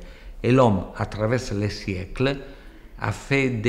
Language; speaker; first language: French; non-native, fluent; Italian